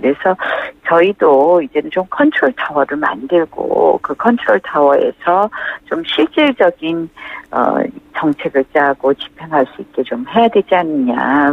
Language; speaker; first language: Korean; native; Korean